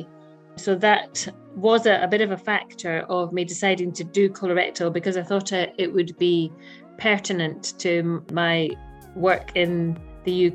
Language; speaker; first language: English; native; English